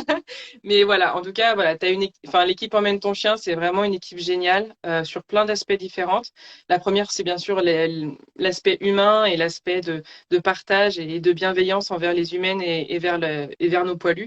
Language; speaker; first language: French; native; French